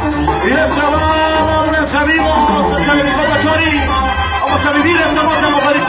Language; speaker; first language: Spanish; native; Spanish